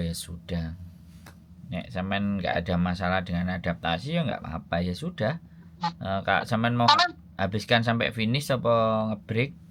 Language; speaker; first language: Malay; non-native, local second language; Javanese